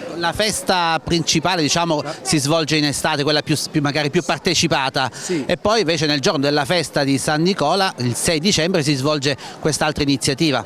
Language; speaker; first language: Italian; native; Italian